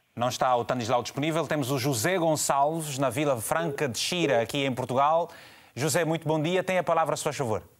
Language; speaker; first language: Portuguese; native; Portuguese